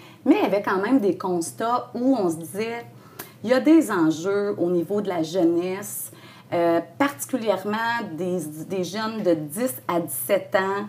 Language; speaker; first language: French; native; French